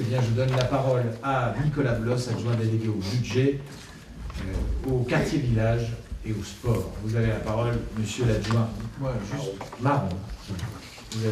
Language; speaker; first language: French; native; French